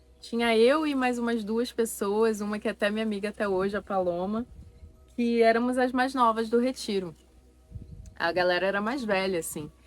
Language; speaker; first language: Portuguese; native; Portuguese